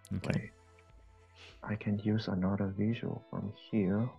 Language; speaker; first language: English; non-native, fluent; Vietnamese